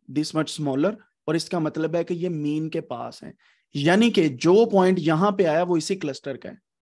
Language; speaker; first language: Urdu; non-native, local second language; Punjabi